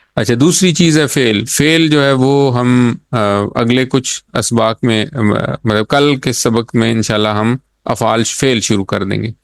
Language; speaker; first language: Urdu; native; Urdu